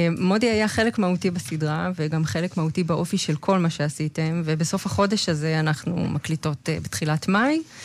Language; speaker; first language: Hebrew; native; Hebrew